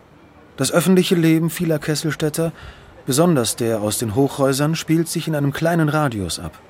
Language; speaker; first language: German; native; German